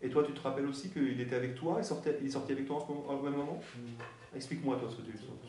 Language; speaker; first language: French; native; French